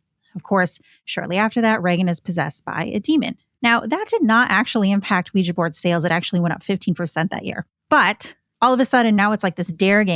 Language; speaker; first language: English; native; English